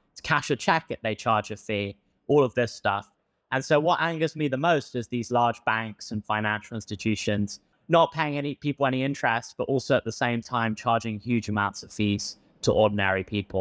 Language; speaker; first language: English; native; English